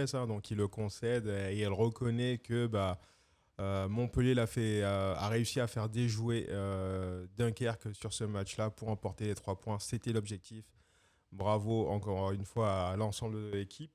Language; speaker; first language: French; native; French